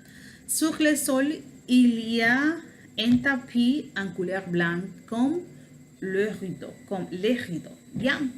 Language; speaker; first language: French; non-native, learner; Spanish